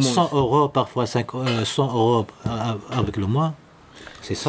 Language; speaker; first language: French; non-native, learner; Arabic